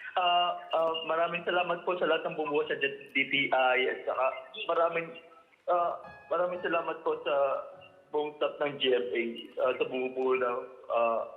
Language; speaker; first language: Filipino; native; Filipino